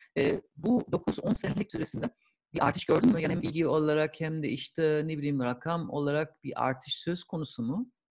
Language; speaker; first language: Turkish; non-native, fluent; German